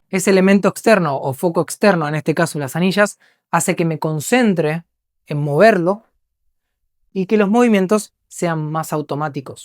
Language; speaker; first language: Spanish; native; Spanish